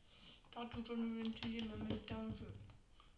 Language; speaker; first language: French; native; French